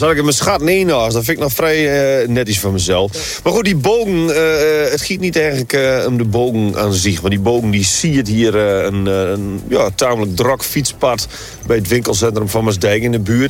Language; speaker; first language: Dutch; native; Dutch